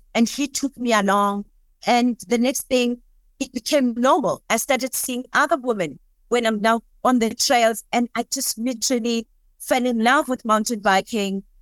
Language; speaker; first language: English; non-native, local second language; Southern Sotho